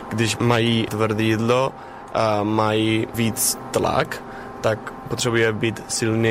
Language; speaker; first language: Czech; non-native, learner; Spanish